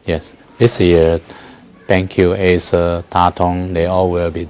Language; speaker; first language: English; non-native, fluent; Chinese